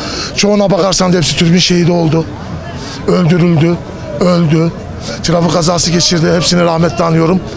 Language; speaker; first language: Turkish; native; Turkish